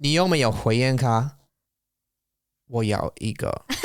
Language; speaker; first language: Chinese; non-native, learner; English